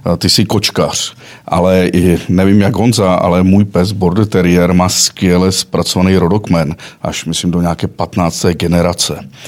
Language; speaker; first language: Czech; native; Czech